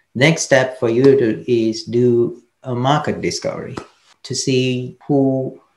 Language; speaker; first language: English; non-native, local second language; Sinhala